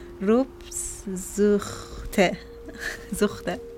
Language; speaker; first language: Dutch; non-native, learner; Persian